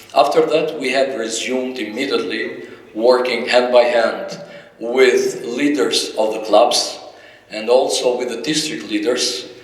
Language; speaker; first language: English; non-native, fluent; Albanian